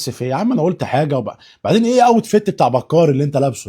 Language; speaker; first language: Arabic; native; Arabic